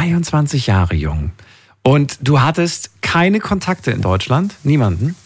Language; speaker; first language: German; native; German